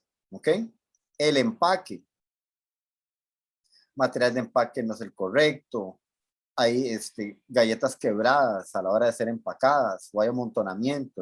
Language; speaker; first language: Spanish; native; Spanish